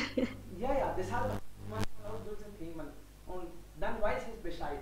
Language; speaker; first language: German; non-native, fluent; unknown